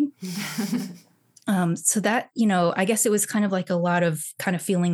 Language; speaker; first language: English; early bilingual, other home language; Chinese